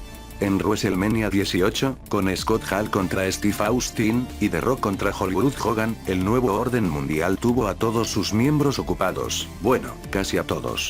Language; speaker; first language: Spanish; native; Spanish